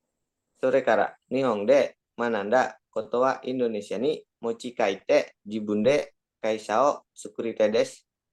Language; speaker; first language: Japanese; non-native, learner; Indonesian